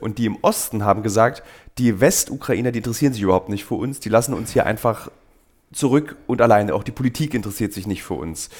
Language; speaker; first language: German; native; German